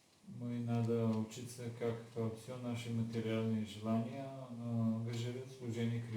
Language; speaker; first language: Russian; non-native, learner; Bulgarian